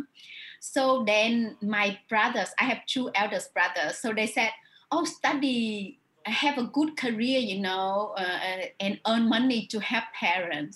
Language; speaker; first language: English; non-native, fluent; Vietnamese